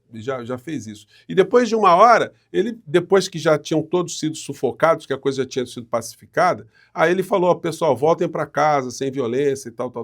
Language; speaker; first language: Portuguese; native; Portuguese